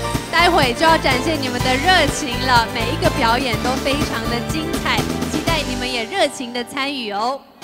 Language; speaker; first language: Chinese; native; Chinese